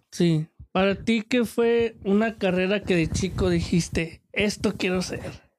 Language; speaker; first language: Spanish; early bilingual, heritage; Spanish